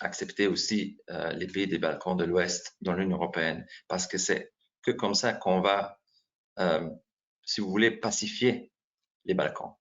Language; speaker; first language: French; non-native, fluent; Slovenian